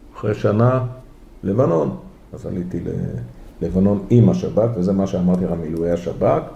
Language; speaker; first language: Hebrew; native; Hebrew